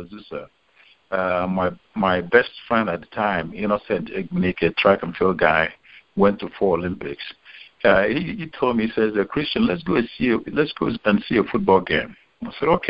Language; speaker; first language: English; non-native, local second language; Igbo